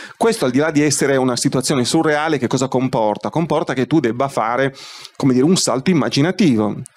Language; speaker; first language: Italian; native; Italian